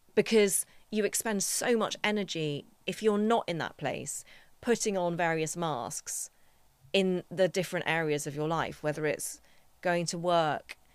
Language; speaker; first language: English; native; English